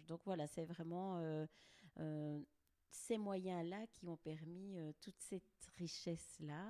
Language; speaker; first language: French; native; French